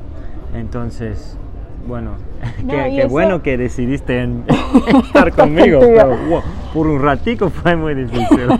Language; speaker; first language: Spanish; non-native, fluent; English